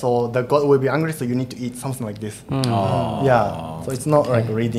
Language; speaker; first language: English; non-native, fluent; Japanese